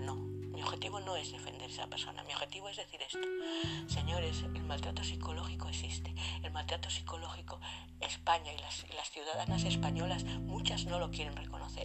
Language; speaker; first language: Spanish; native; Spanish